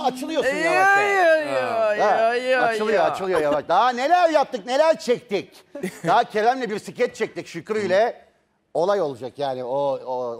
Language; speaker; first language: Turkish; native; Turkish